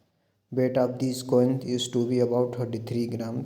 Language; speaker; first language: Hindi; native; Hindi